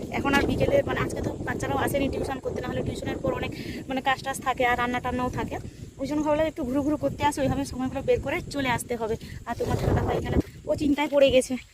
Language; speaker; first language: Bangla; non-native, local second language; Santali